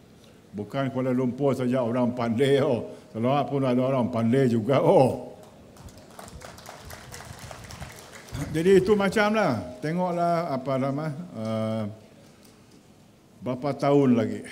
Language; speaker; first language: Malay; native; Malay